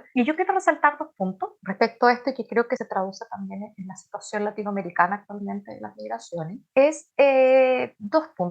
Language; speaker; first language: Spanish; native; Spanish